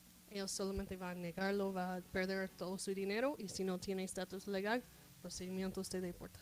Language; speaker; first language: Spanish; non-native, fluent; English